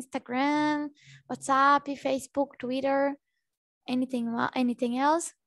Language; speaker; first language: English; non-native, fluent; Portuguese